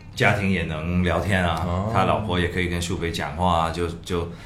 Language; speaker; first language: Chinese; non-native, fluent; Cantonese